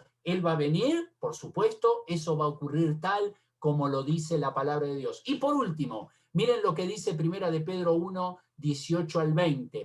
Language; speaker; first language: Spanish; native; Spanish